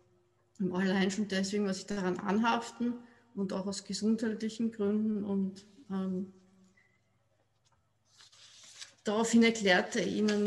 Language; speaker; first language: German; native; German